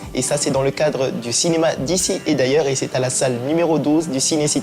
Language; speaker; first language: French; native; French